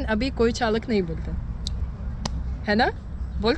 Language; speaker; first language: Hindi; non-native, fluent; Russian